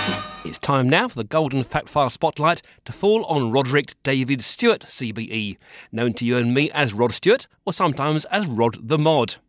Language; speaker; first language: English; native; English